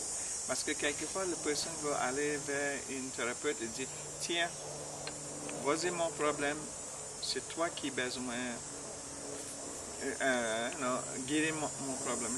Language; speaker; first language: French; non-native, learner; English